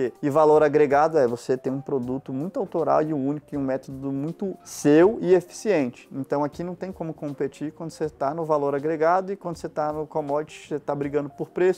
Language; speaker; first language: Portuguese; native; Portuguese